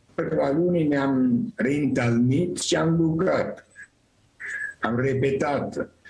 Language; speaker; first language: Romanian; non-native, fluent; Italian